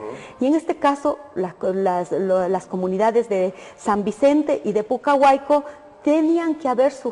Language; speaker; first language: Spanish; native; Spanish